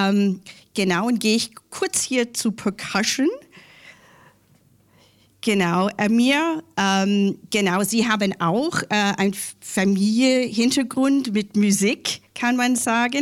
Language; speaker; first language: German; non-native, fluent; English